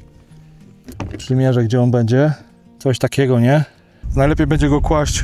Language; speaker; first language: Polish; native; Polish